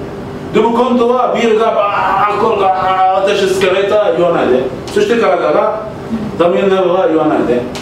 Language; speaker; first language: Japanese; non-native, learner; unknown